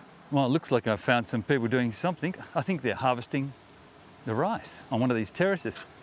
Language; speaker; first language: English; native; English